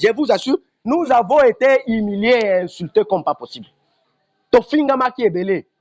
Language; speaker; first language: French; non-native, local second language; Lingala